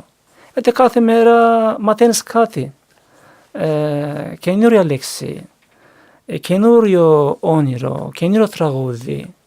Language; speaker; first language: Greek; non-native, learner; Turkish